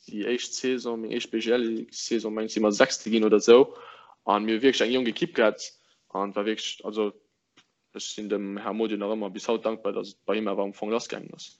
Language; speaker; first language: Luxembourgish; early bilingual, other home language; English